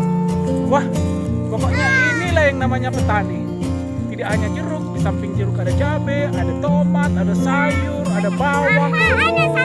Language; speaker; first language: Indonesian; non-native, local second language; Batak Toba